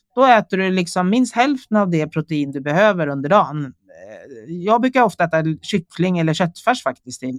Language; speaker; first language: Swedish; native; Swedish